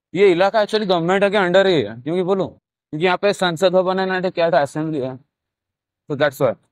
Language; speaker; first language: Hindi; non-native, local second language; Odia